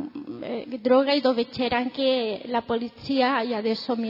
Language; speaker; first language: Italian; non-native, fluent; Spanish